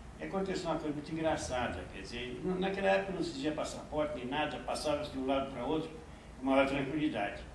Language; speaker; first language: Portuguese; early bilingual, other home language; Hungarian